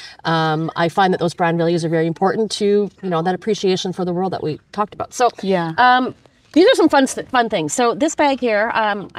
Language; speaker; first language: English; native; English